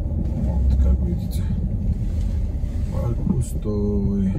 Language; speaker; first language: Russian; non-native, fluent; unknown